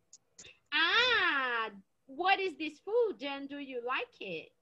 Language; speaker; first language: English; non-native, learner; Portuguese